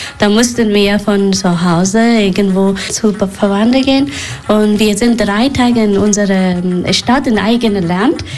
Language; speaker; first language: German; non-native, learner; Persian